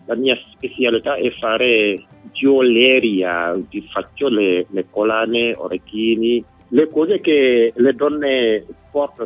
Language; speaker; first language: Italian; non-native, fluent; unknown